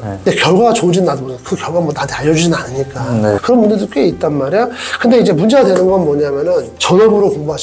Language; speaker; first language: Korean; native; Korean